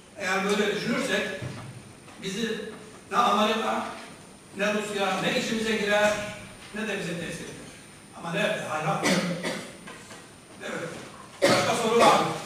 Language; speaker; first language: Turkish; native; Turkish